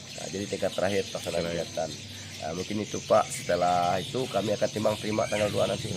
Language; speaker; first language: Indonesian; non-native, local second language; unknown